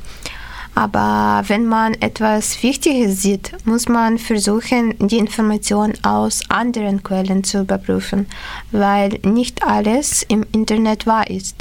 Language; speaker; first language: German; non-native, learner; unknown